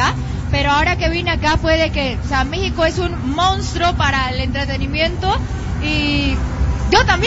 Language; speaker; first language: Spanish; native; Spanish